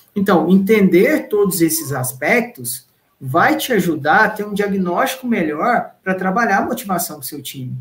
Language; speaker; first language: Portuguese; native; Portuguese